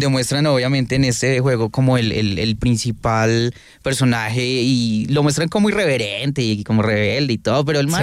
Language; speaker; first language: Spanish; native; Spanish